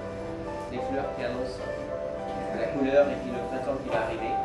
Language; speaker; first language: French; native; French